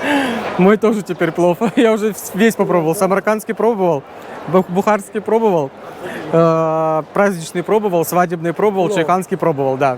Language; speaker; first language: Russian; native; Russian